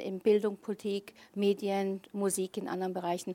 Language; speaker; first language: German; native; German